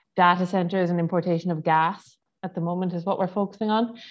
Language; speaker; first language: English; native; English